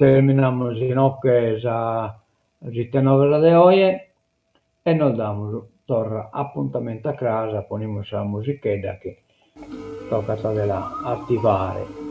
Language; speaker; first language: Italian; non-native, local second language; Sardinian